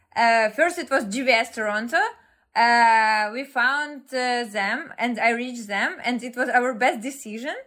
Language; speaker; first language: English; non-native, fluent; Ukrainian